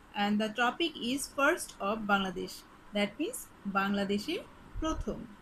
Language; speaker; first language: English; non-native, local second language; Bangla